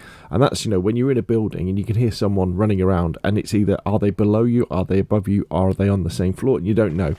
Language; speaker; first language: English; native; English